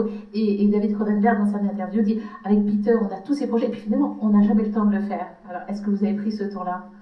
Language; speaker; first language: French; native; French